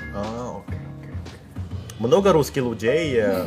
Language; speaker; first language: Russian; non-native, learner; Indonesian